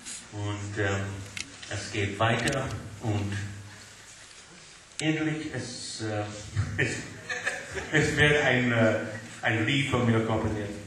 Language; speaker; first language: German; non-native, learner; English